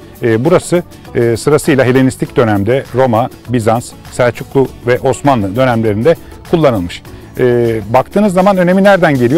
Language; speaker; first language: Turkish; native; Turkish